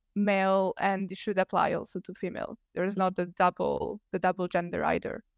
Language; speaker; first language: English; non-native, fluent; Italian